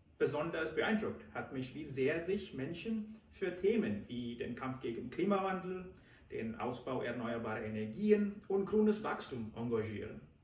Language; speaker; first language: German; non-native, fluent; Telugu